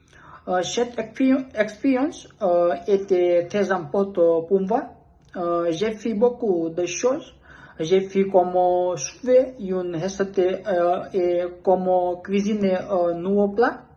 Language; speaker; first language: French; non-native, learner; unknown